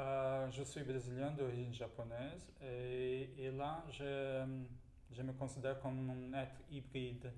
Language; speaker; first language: French; non-native, fluent; Portuguese